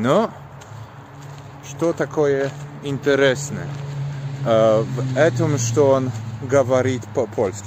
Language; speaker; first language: Russian; non-native, learner; Polish